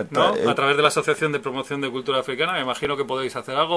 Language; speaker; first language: Spanish; native; Spanish